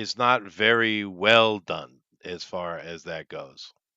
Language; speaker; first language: English; native; English